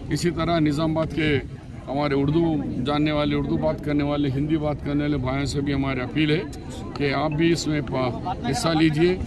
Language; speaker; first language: Hindi; non-native, local second language; Telugu